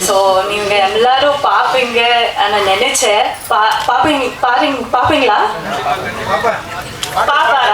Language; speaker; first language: Tamil; non-native, learner; Kannada